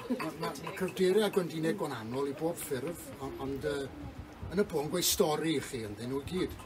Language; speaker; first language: Welsh; native; Welsh